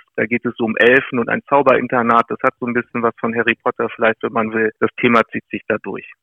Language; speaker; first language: German; native; German